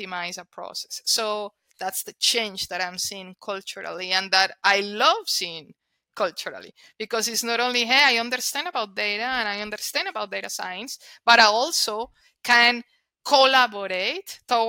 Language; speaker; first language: English; non-native, fluent; Spanish